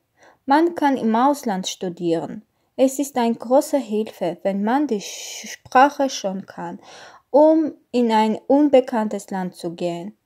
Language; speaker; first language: German; non-native, learner; Armenian